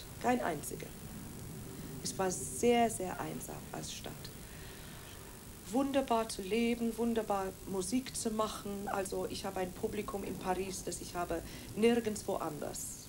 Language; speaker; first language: German; non-native, fluent; Welsh